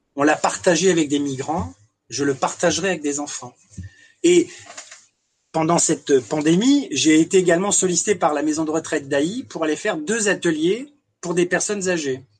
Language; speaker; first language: French; native; French